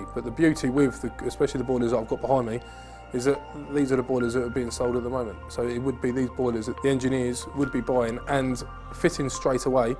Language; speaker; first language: English; native; English